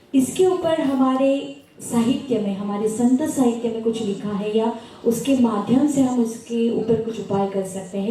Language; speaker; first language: Hindi; non-native, local second language; Marathi